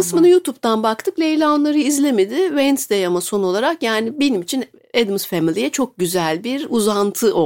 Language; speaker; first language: Turkish; native; Turkish